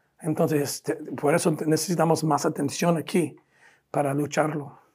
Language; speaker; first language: Spanish; non-native, fluent; English